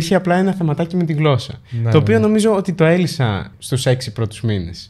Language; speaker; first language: Greek; early bilingual, other home language; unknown